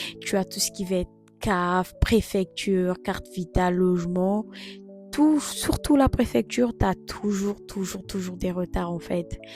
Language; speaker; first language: French; non-native, local second language; Lingala